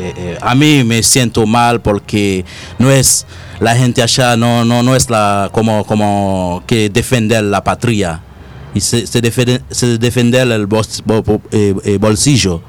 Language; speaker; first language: Spanish; non-native, learner; Haitian Creole